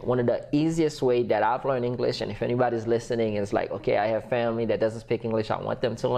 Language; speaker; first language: English; non-native, fluent; Haitian Creole